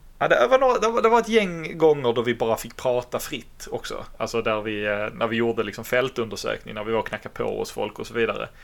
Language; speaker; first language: Swedish; native; Swedish